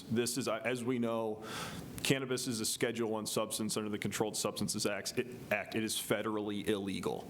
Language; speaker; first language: English; native; English